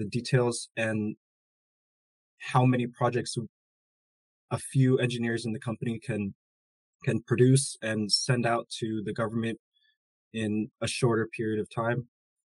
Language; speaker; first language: English; native; English